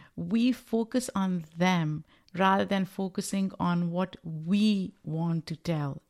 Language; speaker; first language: English; non-native, local second language; Urdu